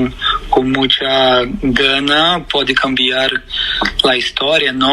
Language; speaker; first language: Spanish; non-native, fluent; Portuguese